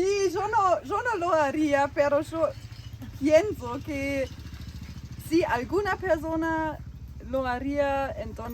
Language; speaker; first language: Spanish; non-native, fluent; German